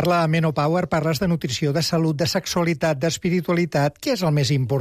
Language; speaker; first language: Catalan; native; Catalan